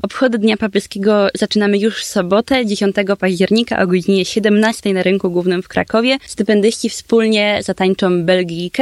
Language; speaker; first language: Polish; native; Polish